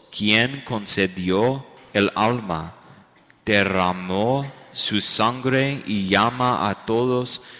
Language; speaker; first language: Spanish; non-native, fluent; English